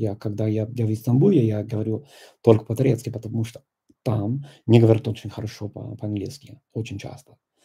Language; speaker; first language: Russian; non-native, fluent; English